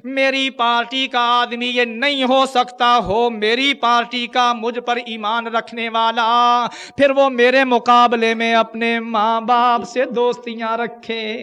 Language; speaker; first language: Urdu; non-native, local second language; Punjabi